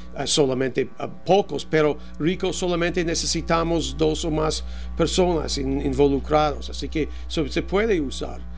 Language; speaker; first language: Spanish; non-native, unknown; English